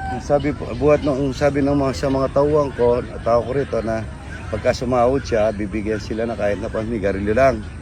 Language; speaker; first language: Filipino; native; Filipino